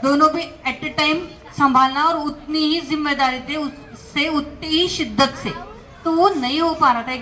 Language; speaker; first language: Hindi; non-native, local second language; Marathi